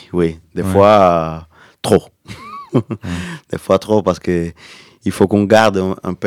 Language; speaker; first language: French; non-native, learner; Spanish